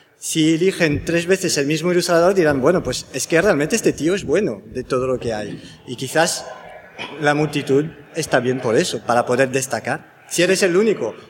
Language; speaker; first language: Spanish; non-native, fluent; French